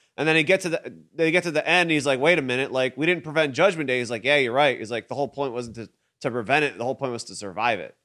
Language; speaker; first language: English; native; English